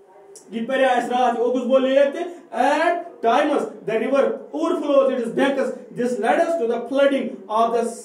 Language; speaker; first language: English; non-native, local second language; Kashmiri